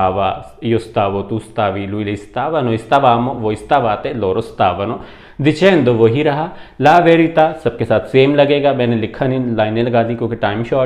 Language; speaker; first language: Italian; non-native, fluent; Urdu